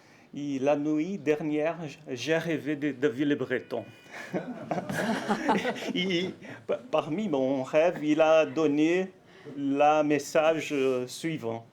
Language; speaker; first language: French; non-native, fluent; Portuguese